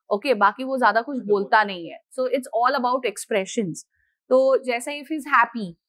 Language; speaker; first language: Hindi; non-native, local second language; Marathi